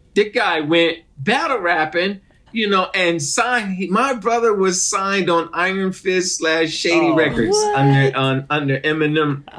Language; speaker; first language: English; native; English